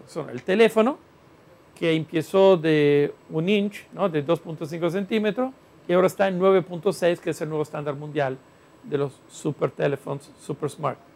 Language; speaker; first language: Spanish; non-native, fluent; Italian